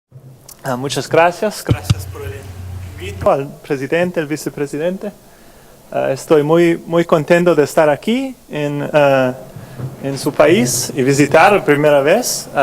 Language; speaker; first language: Spanish; non-native, fluent; English